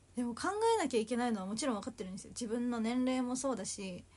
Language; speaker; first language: Japanese; native; Japanese